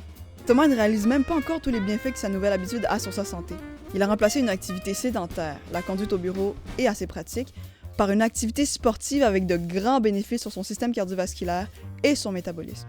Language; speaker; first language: French; native; French